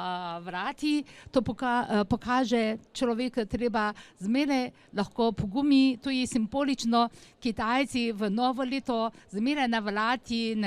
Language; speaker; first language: Slovenian; non-native, learner; Chinese